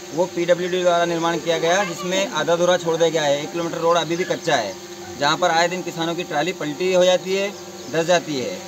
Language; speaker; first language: Hindi; native; Hindi